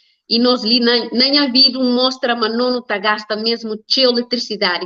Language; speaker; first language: Portuguese; non-native, learner; Kabuverdianu